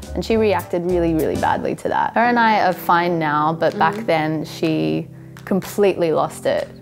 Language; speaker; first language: English; native; English